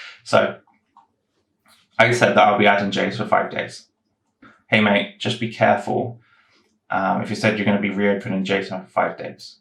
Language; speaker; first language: English; native; English